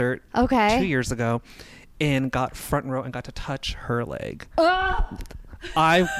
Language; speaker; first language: English; native; English